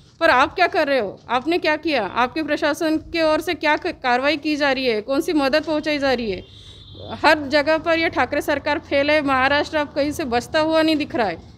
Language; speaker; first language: Hindi; non-native, local second language; Marathi